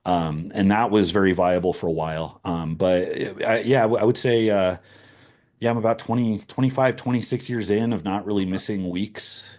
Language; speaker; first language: English; native; English